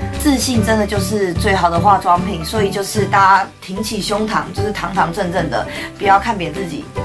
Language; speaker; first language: Chinese; native; Chinese